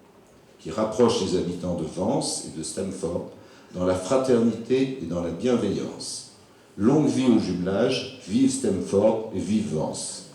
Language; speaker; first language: French; native; French